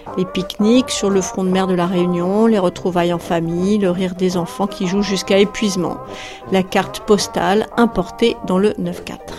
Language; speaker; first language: French; native; French